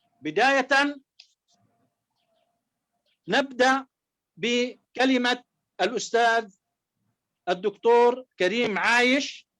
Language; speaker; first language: Arabic; native; Arabic